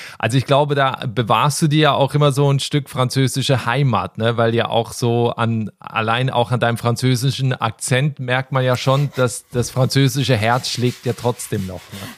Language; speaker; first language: German; native; German